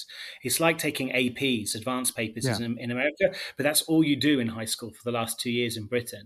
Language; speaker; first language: English; native; English